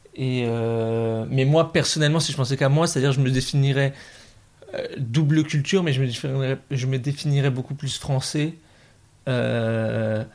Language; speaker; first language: French; native; French